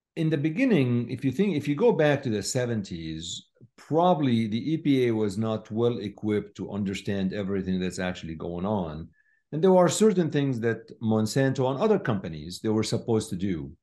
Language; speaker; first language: English; non-native, fluent; Arabic